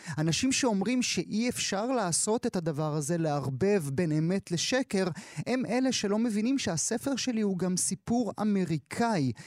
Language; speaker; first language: Hebrew; native; Hebrew